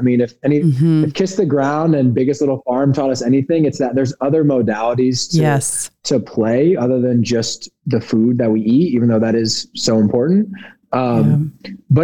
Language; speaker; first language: English; native; English